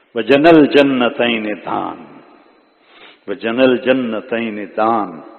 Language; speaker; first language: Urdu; non-native, local second language; Punjabi